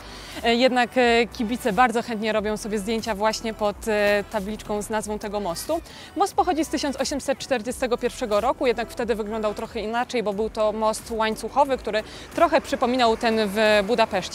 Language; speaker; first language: Polish; native; Polish